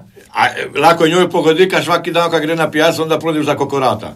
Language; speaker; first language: Croatian; native; Croatian